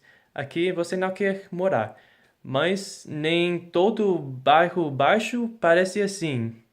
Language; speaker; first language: Portuguese; non-native, fluent; English